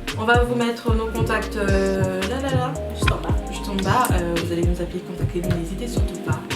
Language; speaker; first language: French; non-native, local second language; Lingala